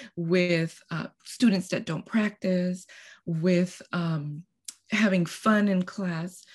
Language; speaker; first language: English; non-native, fluent; Spanish